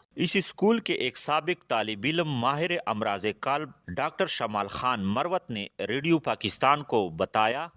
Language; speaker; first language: Urdu; non-native, local second language; Pashto